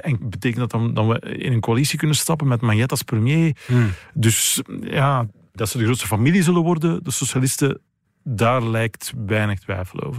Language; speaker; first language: Dutch; native; Dutch